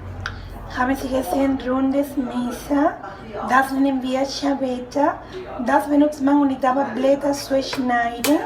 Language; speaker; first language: German; non-native, fluent; Spanish